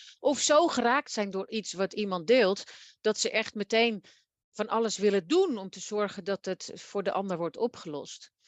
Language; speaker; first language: Dutch; native; Dutch